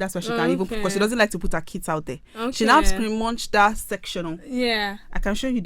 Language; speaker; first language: English; non-native, local second language; Yoruba